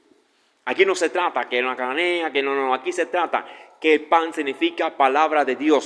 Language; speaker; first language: Spanish; native; Spanish